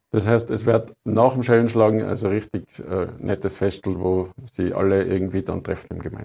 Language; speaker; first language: German; native; German